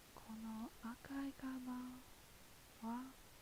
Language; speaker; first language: Japanese; non-native, learner; English